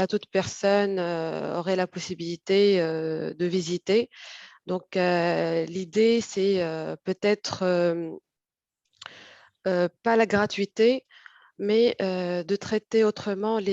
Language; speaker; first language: French; non-native, fluent; Arabic